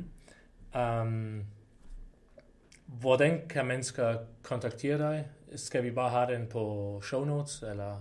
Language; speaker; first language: Danish; non-native, fluent; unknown